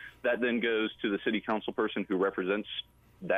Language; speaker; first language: English; native; English